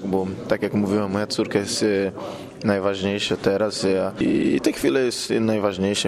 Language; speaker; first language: Polish; non-native, fluent; Portuguese